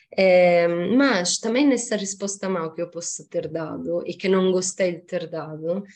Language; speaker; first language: Portuguese; non-native, fluent; Italian